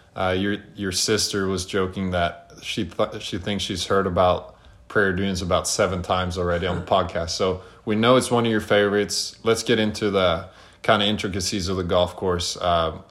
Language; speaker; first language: English; non-native, fluent; Norwegian